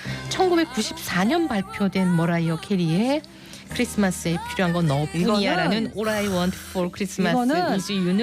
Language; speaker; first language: Korean; native; Korean